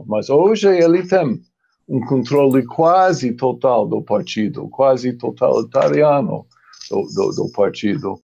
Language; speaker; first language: Portuguese; non-native, fluent; English